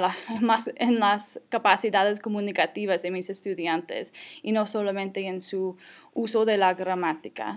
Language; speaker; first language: Spanish; non-native, fluent; English